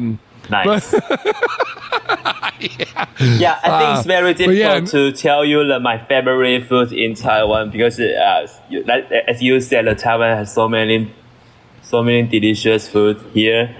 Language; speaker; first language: English; non-native, learner; Chinese